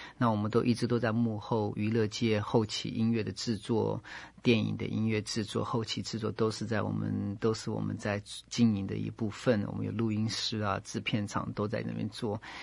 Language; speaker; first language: Chinese; native; Chinese